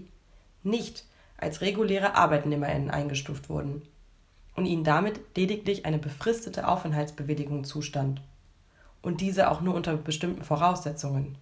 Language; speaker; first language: German; native; German